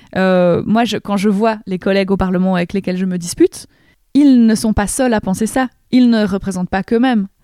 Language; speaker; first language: French; native; French